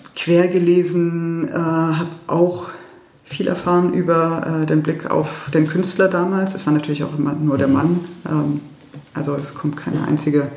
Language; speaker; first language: German; early bilingual, heritage; German